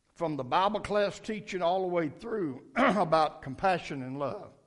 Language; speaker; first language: English; native; English